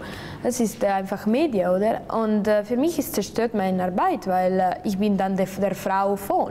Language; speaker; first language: German; non-native, local second language; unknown